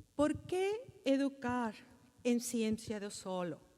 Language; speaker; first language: Portuguese; non-native, learner; Spanish